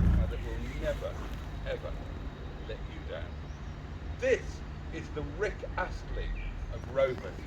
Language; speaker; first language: English; native; English